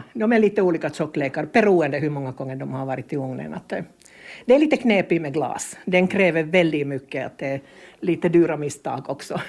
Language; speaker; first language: Swedish; non-native, local second language; Finnish